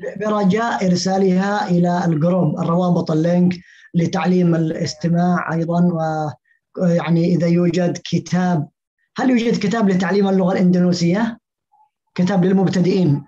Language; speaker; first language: Arabic; native; Arabic